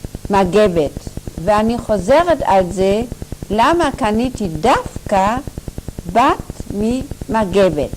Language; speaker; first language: Hebrew; non-native, fluent; German